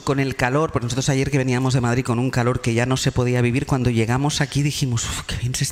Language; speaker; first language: Spanish; native; Spanish